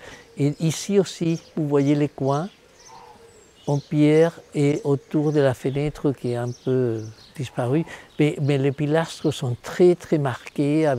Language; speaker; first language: French; non-native, fluent; Spanish